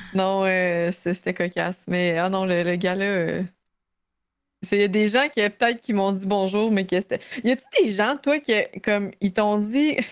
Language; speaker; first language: French; native; French